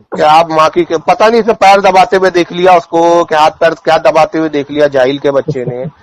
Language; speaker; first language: Urdu; native; Urdu